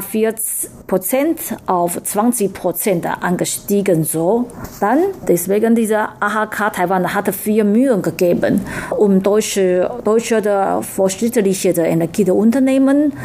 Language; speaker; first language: German; non-native, learner; Chinese